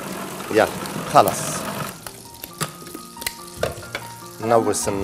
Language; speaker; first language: Arabic; native; Arabic